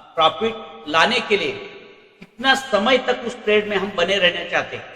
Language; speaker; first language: Hindi; non-native, local second language; Marathi